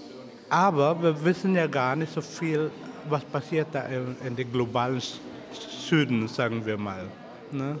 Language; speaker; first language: German; non-native, fluent; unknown